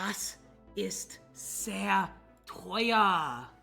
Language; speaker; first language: German; non-native, learner; English